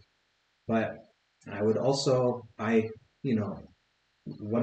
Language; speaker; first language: English; non-native, fluent; Arabic